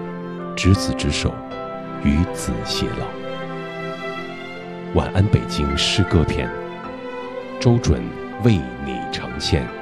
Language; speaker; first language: Chinese; native; Chinese